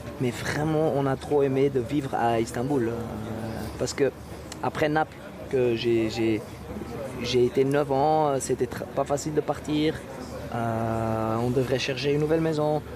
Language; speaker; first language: French; non-native, local second language; Dutch